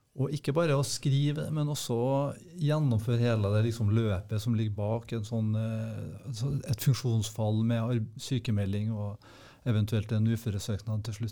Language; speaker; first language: Norwegian; native; Norwegian